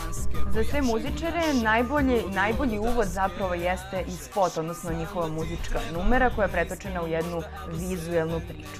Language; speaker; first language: Bosnian; native; Bosnian